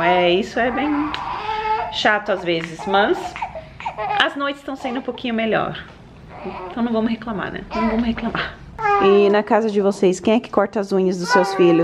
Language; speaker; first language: Portuguese; early bilingual, heritage; Portuguese